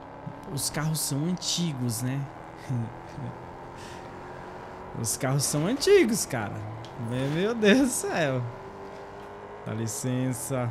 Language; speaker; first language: Portuguese; native; Portuguese